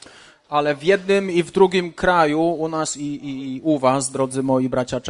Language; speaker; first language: Polish; native; Polish